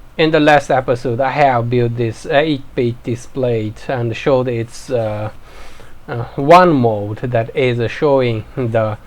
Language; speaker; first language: English; non-native, learner; Chinese